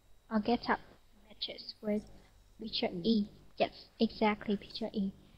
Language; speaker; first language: English; non-native, fluent; Vietnamese